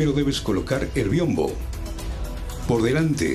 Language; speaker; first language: Spanish; native; Spanish